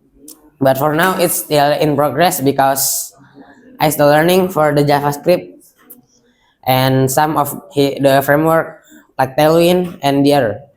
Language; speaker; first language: English; non-native, local second language; Indonesian